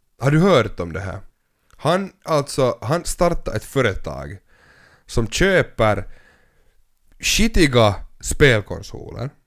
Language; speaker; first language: Swedish; native; Swedish